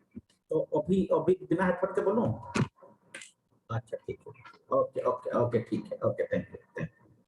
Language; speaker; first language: Hindi; non-native, local second language; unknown